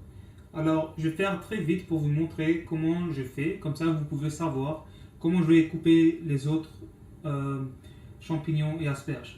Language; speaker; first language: French; non-native, local second language; English